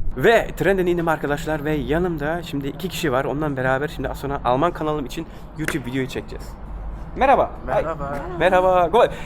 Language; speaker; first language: Turkish; early bilingual, heritage; Turkish